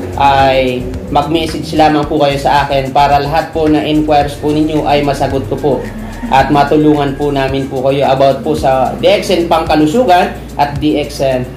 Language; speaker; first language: Filipino; non-native, local second language; Bikol